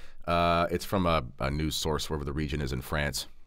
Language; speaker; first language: English; native; English